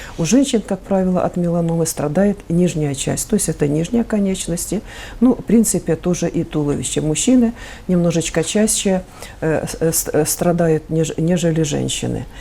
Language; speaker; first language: Russian; native; Russian